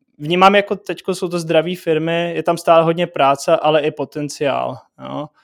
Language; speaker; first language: Czech; native; Czech